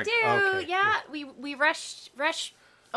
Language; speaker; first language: English; native; English